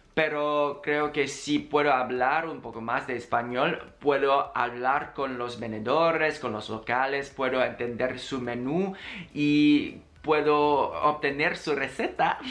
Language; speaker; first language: Spanish; non-native, learner; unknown